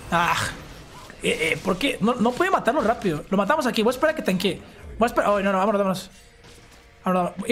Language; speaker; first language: Spanish; native; Spanish